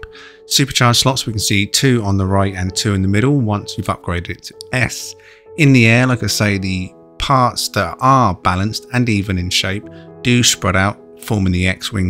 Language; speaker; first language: English; native; English